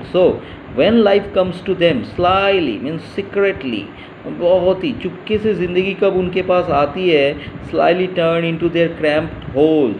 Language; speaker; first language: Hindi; native; Hindi